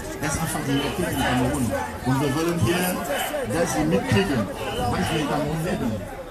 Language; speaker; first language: German; non-native, learner; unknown